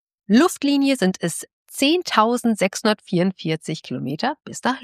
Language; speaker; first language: German; native; German